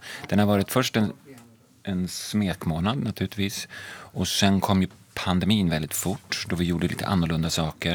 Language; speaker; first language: Swedish; native; Swedish